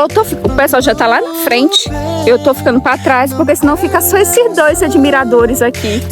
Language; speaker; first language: Portuguese; native; Portuguese